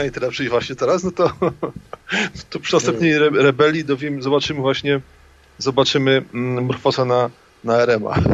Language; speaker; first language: Polish; native; Polish